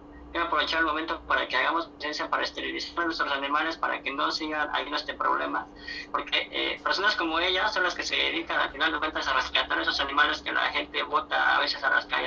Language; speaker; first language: Spanish; native; Spanish